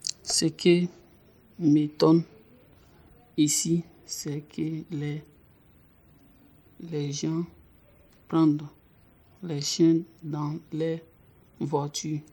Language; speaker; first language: French; non-native, learner; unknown